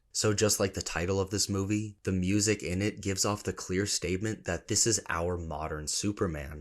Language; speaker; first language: English; native; English